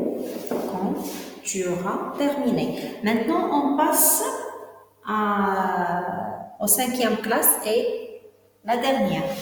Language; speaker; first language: French; non-native, local second language; Arabic